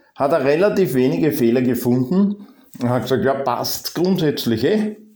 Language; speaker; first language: German; native; German